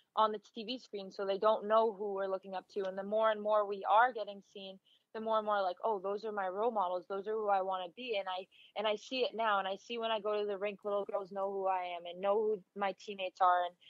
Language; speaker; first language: English; native; English